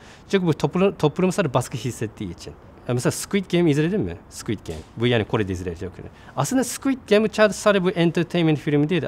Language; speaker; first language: Turkish; non-native, fluent; Japanese